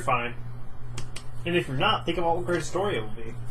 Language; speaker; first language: English; native; English